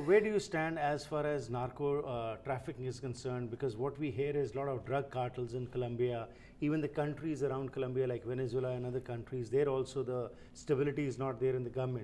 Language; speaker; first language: English; non-native, fluent; Punjabi